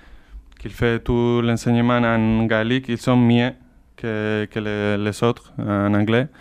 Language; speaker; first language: French; non-native, fluent; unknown